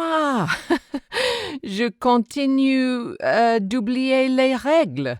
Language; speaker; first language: French; non-native, learner; English